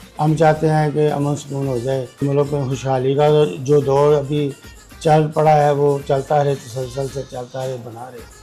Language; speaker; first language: Urdu; non-native, local second language; Punjabi